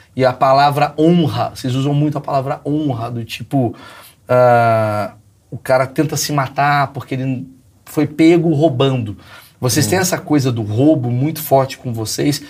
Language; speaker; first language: Portuguese; native; Portuguese